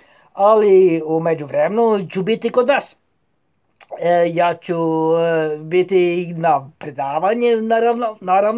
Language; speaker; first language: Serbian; non-native, fluent; Norwegian